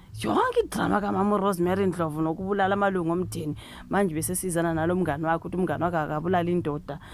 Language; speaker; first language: Zulu; native; Zulu